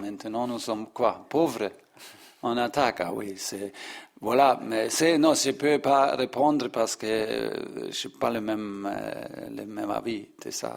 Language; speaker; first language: French; non-native, learner; German